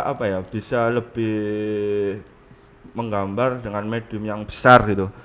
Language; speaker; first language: Indonesian; non-native, local second language; Javanese